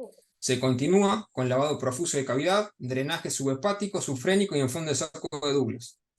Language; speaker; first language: Spanish; native; Spanish